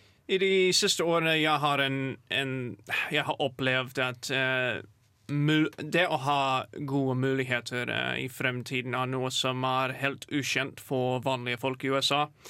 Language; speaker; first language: Norwegian; non-native, fluent; English